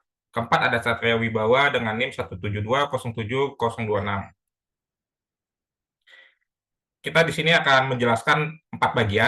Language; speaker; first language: Indonesian; native; Indonesian